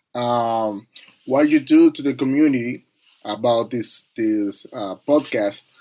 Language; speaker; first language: English; non-native, learner; Spanish